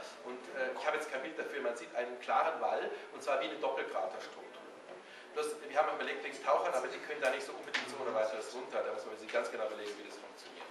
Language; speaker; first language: German; native; German